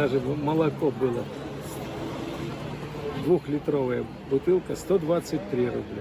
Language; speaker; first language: Russian; native; Russian